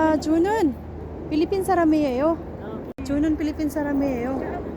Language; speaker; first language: Korean; non-native, learner; Filipino